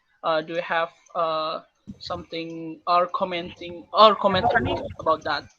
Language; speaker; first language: English; non-native, learner; Indonesian